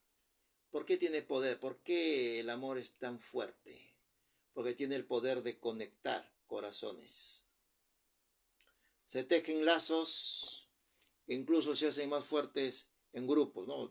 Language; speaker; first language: Spanish; native; Spanish